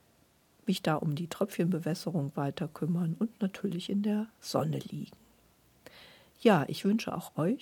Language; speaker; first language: German; native; German